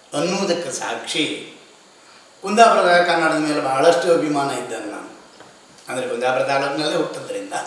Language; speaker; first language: Kannada; native; Kannada